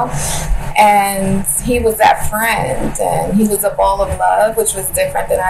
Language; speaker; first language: English; native; English